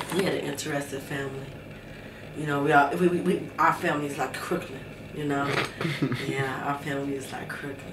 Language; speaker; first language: English; native; English